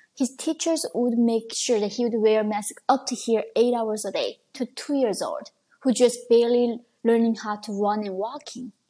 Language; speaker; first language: English; non-native, fluent; Korean